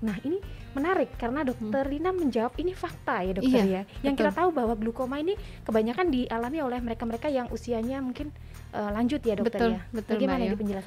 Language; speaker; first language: Indonesian; native; Indonesian